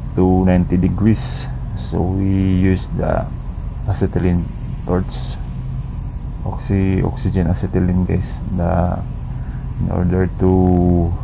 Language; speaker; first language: English; non-native, local second language; Filipino